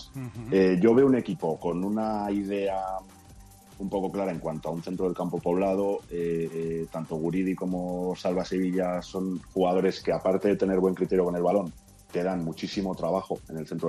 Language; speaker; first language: Spanish; native; Spanish